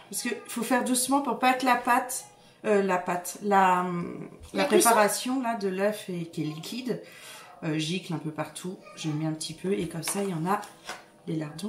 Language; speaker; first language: French; native; French